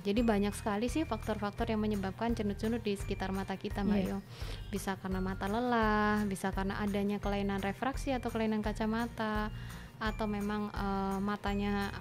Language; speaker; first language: Indonesian; native; Indonesian